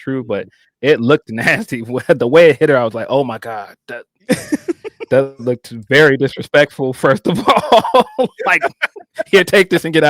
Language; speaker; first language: English; native; English